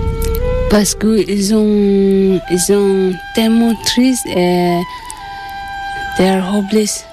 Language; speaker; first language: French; non-native, learner; Tibetan